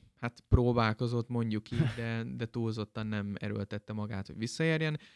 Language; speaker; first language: Hungarian; native; Hungarian